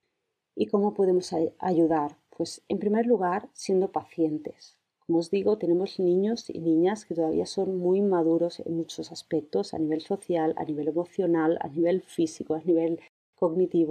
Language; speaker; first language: Spanish; native; Spanish